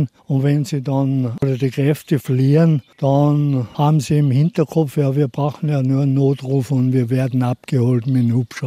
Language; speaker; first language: German; native; German